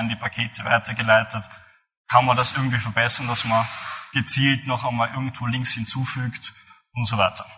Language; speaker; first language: German; native; German